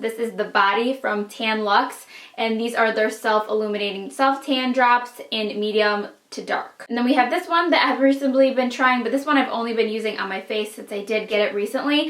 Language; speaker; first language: English; native; English